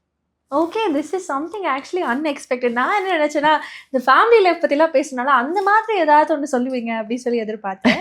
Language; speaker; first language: Tamil; native; Tamil